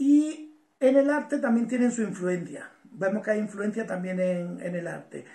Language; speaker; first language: Spanish; native; Spanish